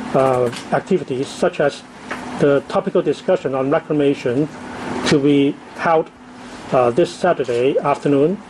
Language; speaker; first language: English; non-native, local second language; Cantonese